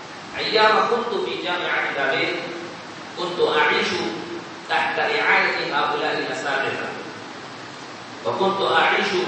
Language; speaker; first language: Arabic; non-native, fluent; Urdu